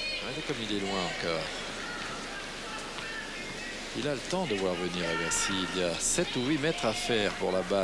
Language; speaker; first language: French; native; French